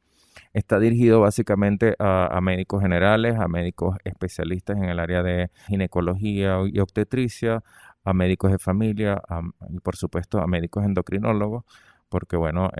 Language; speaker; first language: Spanish; native; Spanish